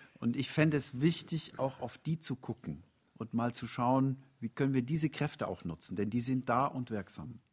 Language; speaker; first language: German; native; German